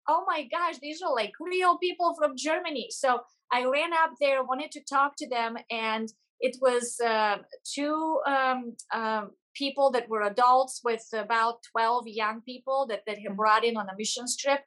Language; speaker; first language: English; non-native, fluent; Bulgarian